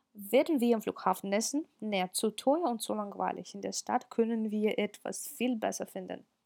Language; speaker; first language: German; non-native, fluent; Russian